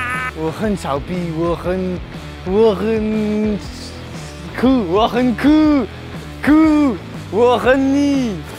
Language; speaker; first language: Chinese; non-native, learner; French